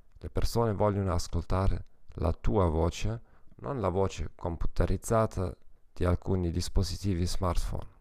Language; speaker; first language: Italian; non-native, learner; German